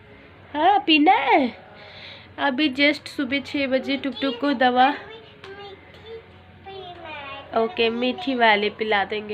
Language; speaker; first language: Hindi; native; Hindi